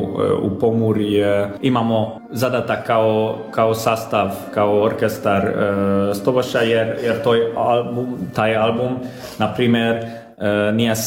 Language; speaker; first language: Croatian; non-native, local second language; Hungarian